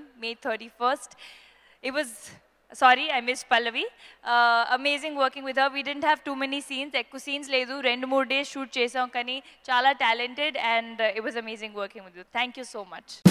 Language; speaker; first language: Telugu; non-native, fluent; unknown